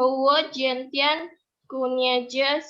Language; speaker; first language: Chinese; non-native, learner; Indonesian